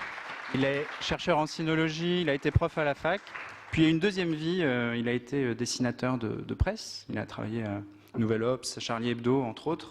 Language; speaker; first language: French; native; French